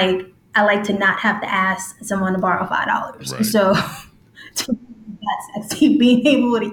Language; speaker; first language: English; native; English